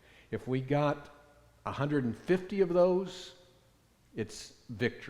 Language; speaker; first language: English; native; English